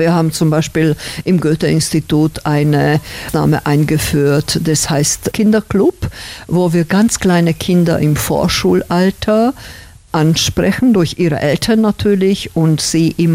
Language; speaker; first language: German; non-native, fluent; Slovak